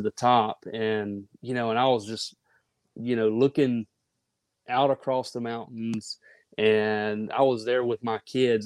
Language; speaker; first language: English; native; English